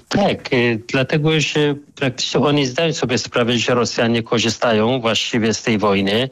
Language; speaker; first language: Polish; non-native, fluent; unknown